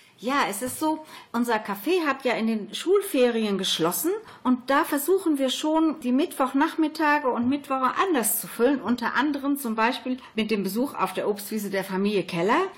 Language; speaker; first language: German; native; German